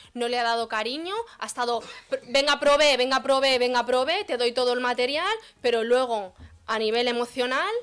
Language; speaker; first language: Spanish; early bilingual, other home language; Arabic